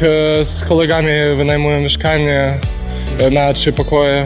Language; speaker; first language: Polish; non-native, learner; Ukrainian